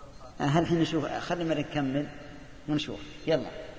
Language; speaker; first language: Arabic; native; Arabic